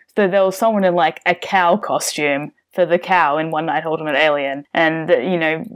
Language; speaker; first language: English; native; English